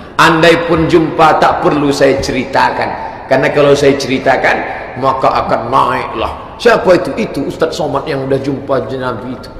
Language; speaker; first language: Malay; native; Malay